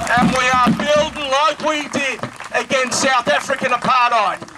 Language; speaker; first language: English; native; English